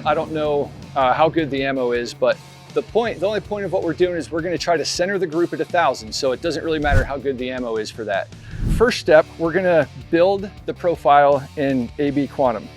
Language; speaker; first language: English; native; English